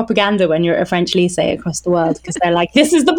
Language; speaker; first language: English; non-native, local second language; French